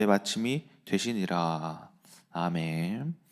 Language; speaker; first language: Korean; native; Korean